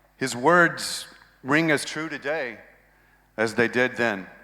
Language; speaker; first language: English; native; English